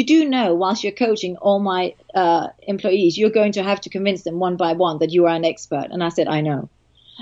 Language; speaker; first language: English; non-native, fluent; Danish